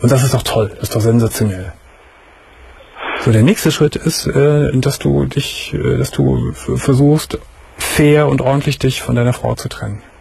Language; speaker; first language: German; native; German